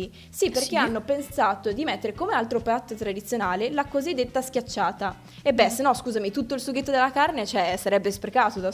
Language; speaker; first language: Italian; native; Italian